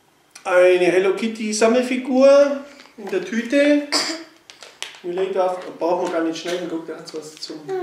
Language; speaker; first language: German; native; German